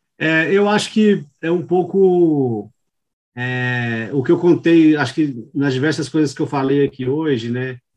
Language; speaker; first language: Portuguese; native; Portuguese